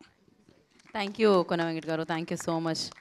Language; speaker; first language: Telugu; native; Telugu